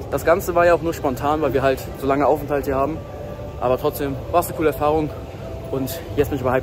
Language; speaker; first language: German; native; German